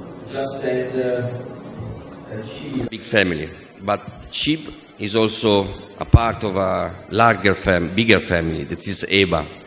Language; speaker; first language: English; non-native, fluent; Italian